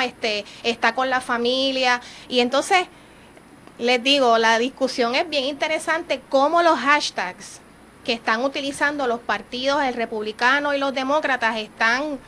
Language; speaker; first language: Spanish; native; Spanish